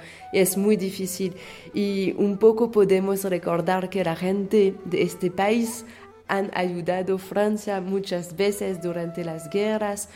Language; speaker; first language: Spanish; non-native, learner; French